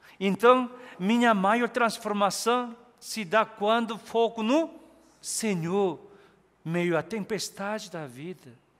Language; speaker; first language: Portuguese; non-native, fluent; Korean